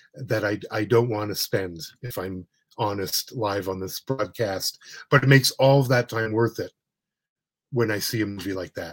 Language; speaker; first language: English; native; English